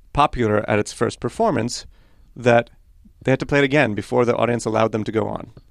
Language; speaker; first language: English; early bilingual, other home language; Polish